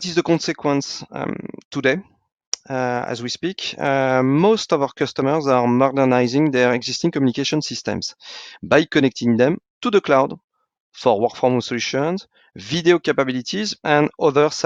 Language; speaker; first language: English; non-native, fluent; French